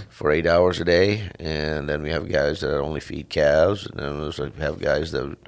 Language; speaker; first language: English; non-native, fluent; Dutch